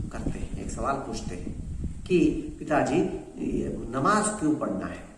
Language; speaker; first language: Hindi; non-native, local second language; Kannada